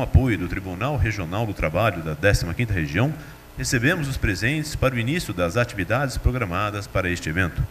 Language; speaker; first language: Portuguese; native; Portuguese